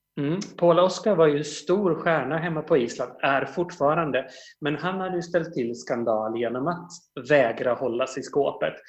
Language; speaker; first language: Swedish; native; Swedish